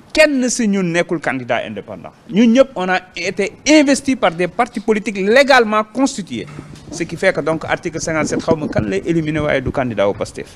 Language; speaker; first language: French; non-native, local second language; Wolof